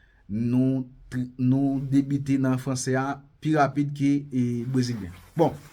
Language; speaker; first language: French; non-native, local second language; Haitian Creole